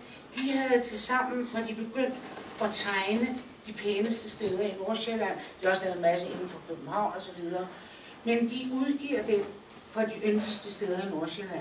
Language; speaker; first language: Danish; native; Danish